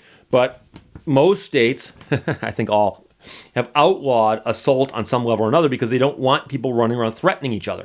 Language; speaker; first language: English; native; English